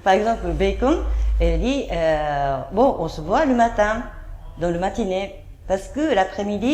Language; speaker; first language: French; non-native, fluent; Japanese